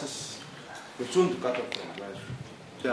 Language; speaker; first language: German; non-native, learner; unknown